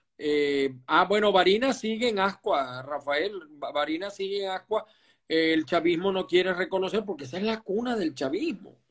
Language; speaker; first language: Spanish; native; Spanish